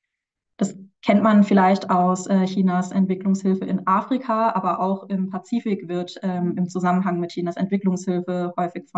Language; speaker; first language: German; native; German